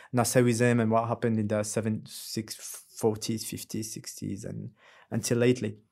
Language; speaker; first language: English; non-native, fluent; French